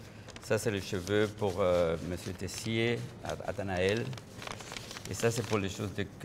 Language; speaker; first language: French; non-native, fluent; Spanish